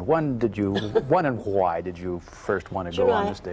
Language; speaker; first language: English; native; English